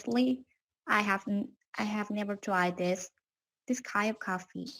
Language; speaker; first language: English; non-native, learner; Vietnamese